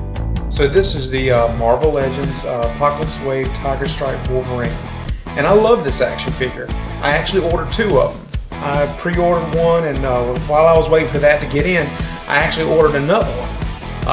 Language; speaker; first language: English; native; English